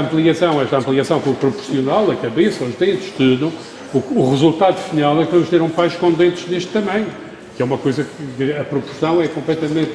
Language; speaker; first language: Portuguese; native; Portuguese